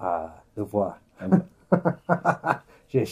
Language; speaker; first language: French; non-native, fluent; English